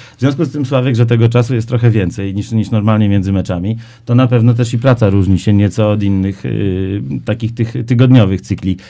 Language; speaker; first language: Polish; native; Polish